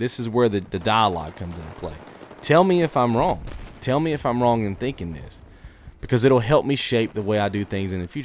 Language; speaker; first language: English; native; English